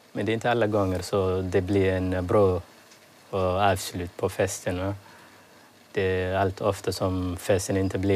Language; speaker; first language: Swedish; early bilingual, other home language; Somali